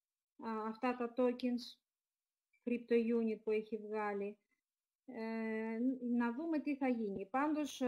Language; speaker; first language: Greek; non-native, fluent; Russian